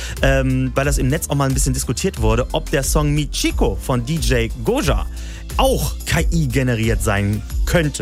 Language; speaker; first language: German; native; German